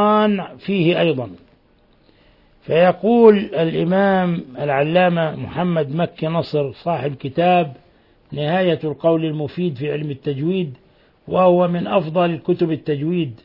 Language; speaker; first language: Arabic; native; Arabic